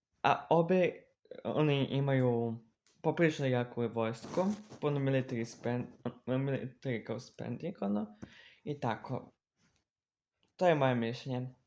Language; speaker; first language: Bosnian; early bilingual, heritage; Serbian